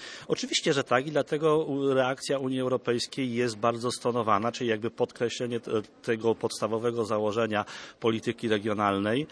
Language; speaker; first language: Polish; native; Polish